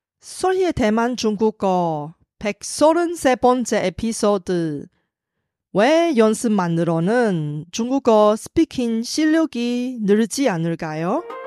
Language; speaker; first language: Korean; non-native, fluent; Chinese